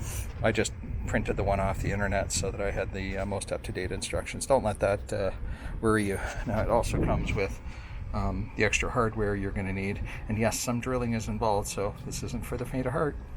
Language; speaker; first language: English; native; English